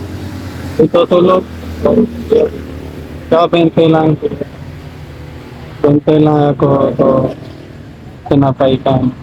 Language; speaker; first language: Filipino; non-native, learner; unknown